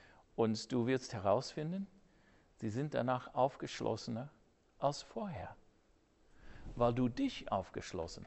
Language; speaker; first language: German; non-native, fluent; English